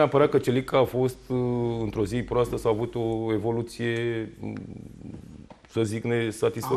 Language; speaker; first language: Romanian; native; Romanian